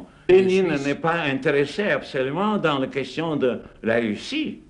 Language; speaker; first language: French; non-native, fluent; Russian